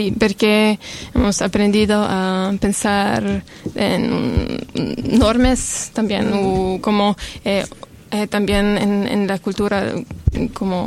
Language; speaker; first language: Spanish; non-native, learner; French